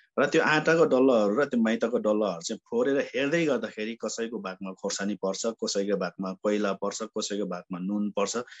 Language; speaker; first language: Nepali; non-native, local second language; Sherpa